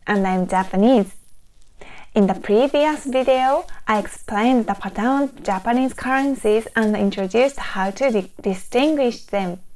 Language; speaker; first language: English; non-native, fluent; Japanese